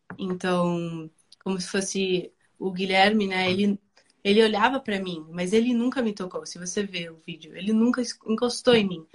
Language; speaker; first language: Portuguese; early bilingual, other home language; Spanish